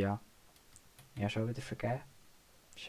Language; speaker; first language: German; native; German